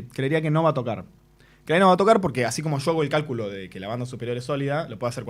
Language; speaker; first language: Spanish; native; Spanish